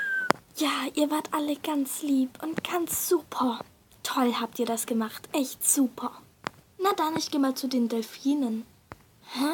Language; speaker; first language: German; native; German